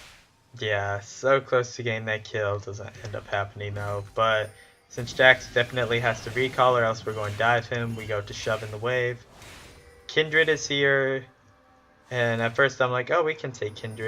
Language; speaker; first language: English; native; English